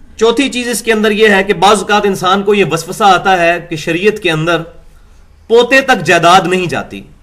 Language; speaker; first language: Urdu; non-native, local second language; Punjabi